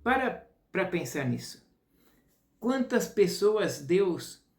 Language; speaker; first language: Portuguese; native; Portuguese